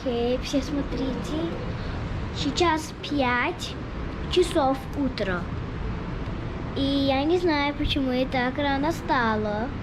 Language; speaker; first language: Russian; non-native, learner; English